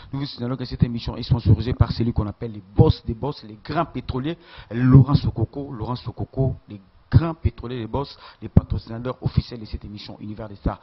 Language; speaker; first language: French; non-native, local second language; Lingala